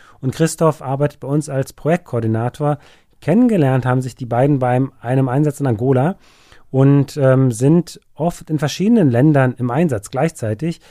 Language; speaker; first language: German; native; German